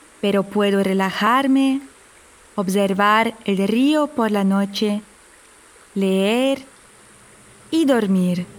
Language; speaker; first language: Spanish; non-native, fluent; German